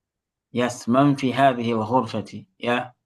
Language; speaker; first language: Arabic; non-native, fluent; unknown